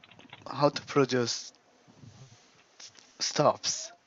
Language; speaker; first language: English; non-native, learner; Korean